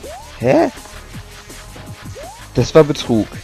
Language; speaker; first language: German; native; German